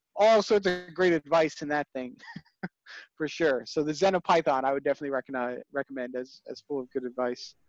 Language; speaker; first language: English; native; English